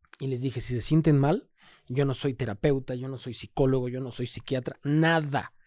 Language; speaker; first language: Spanish; native; Spanish